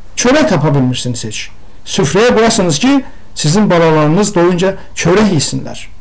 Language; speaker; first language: Azerbaijani; non-native, local second language; Talysh